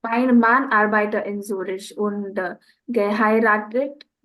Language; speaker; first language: German; non-native, learner; Marathi